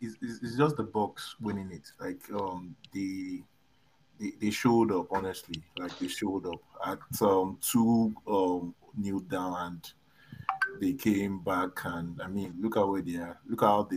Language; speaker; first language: English; non-native, local second language; Yoruba